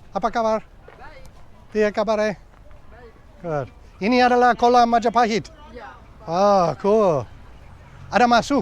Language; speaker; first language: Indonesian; non-native, learner; English